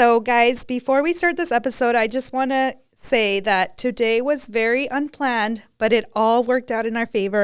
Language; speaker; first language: English; early bilingual, other home language; Spanish